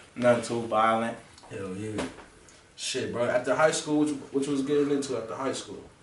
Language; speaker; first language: English; native; English